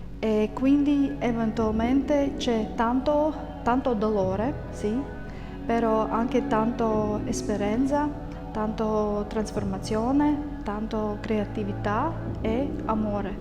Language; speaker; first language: Italian; non-native, learner; Latvian